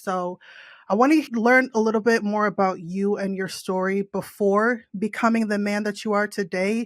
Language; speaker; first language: English; native; English